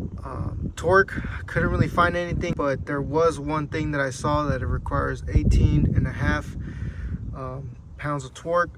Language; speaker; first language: English; native; English